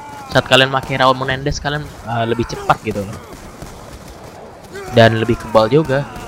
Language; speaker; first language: Indonesian; native; Indonesian